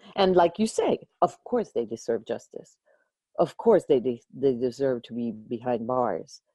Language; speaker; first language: English; early bilingual, other home language; Spanish